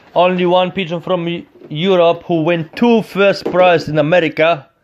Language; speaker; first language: English; non-native, learner; Polish